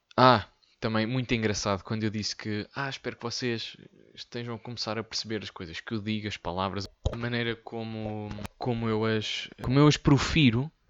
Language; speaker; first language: Portuguese; native; Portuguese